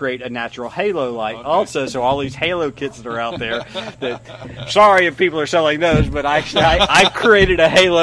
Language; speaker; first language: English; native; English